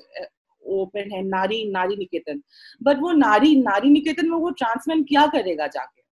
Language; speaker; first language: Hindi; non-native, local second language; Assamese